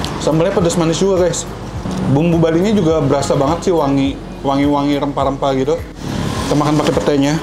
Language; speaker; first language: Indonesian; native; Indonesian